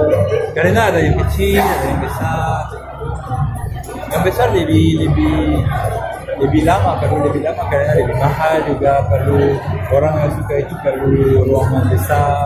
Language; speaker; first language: Indonesian; non-native, fluent; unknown